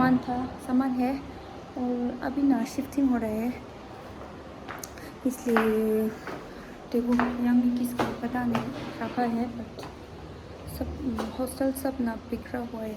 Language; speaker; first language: Hindi; non-native, learner; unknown